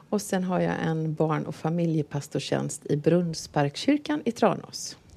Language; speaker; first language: Swedish; native; Swedish